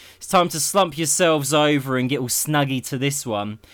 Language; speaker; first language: English; native; English